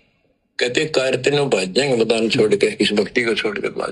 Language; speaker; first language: Hindi; native; Hindi